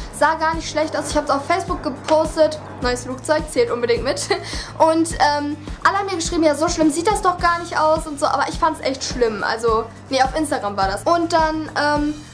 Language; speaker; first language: German; early bilingual, other home language; Vietnamese